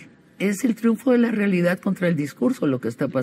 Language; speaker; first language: Spanish; native; Spanish